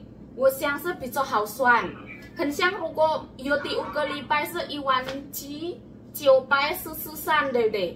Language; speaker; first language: Chinese; non-native, learner; Javanese